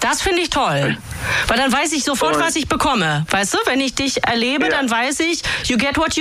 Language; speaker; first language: German; native; German